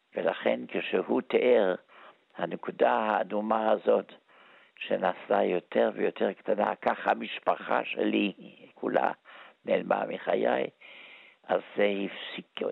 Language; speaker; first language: Hebrew; early bilingual, other home language; German